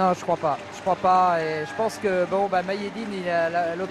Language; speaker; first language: French; native; French